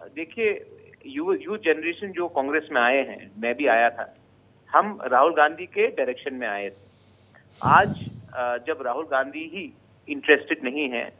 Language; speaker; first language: Hindi; non-native, local second language; Bangla